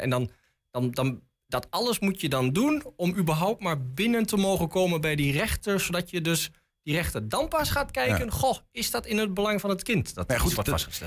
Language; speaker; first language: Dutch; native; Dutch